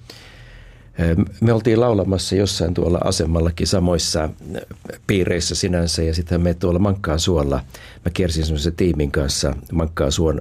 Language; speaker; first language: Finnish; native; Finnish